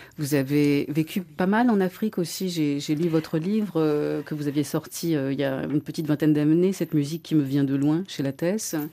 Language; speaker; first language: French; native; French